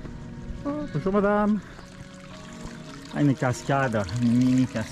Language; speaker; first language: French; native; French